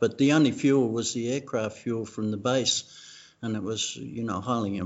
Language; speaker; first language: English; non-native, fluent; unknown